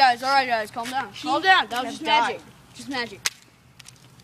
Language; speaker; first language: English; native; English